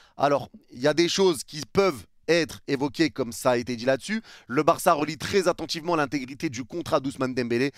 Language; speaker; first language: French; native; French